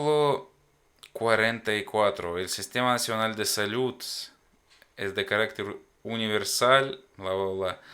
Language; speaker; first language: Spanish; non-native, fluent; Ukrainian